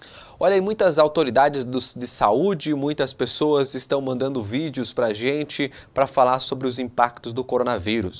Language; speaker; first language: Portuguese; native; Portuguese